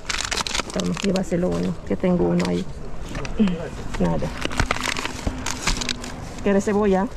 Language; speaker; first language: Spanish; non-native, learner; Filipino